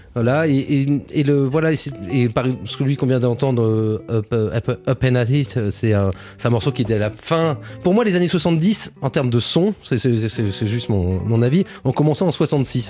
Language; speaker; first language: French; native; French